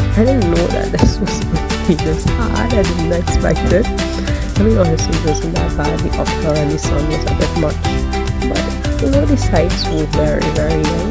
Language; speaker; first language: English; native; English